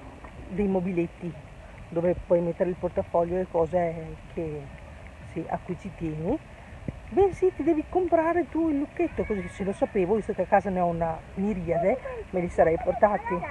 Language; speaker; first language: Italian; native; Italian